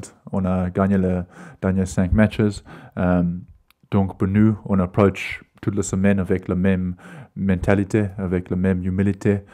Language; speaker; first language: French; non-native, learner; English